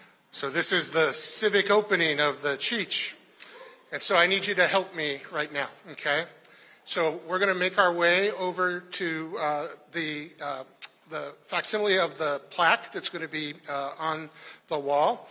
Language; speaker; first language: English; native; English